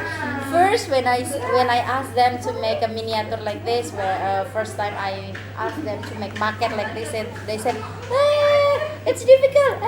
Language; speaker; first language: English; non-native, fluent; Indonesian